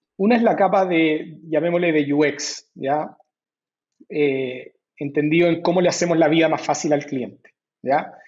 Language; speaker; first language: Spanish; native; Spanish